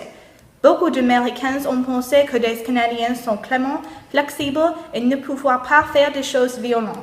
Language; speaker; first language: French; non-native, learner; English